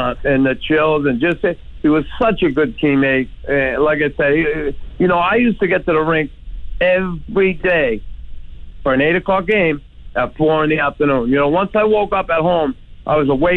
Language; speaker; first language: English; native; English